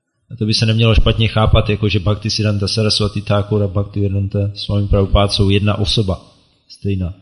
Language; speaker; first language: Czech; native; Czech